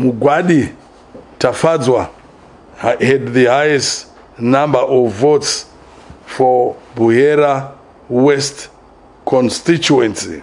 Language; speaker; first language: English; non-native, local second language; Shona